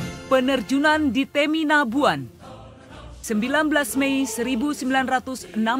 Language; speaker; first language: Indonesian; native; Indonesian